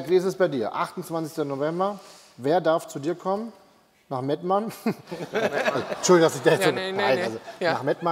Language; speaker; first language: German; native; German